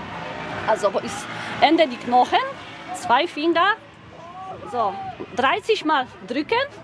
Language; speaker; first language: German; non-native, learner; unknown